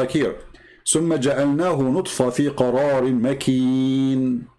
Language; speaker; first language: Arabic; native; Arabic